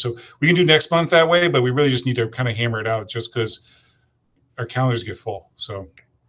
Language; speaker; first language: English; native; English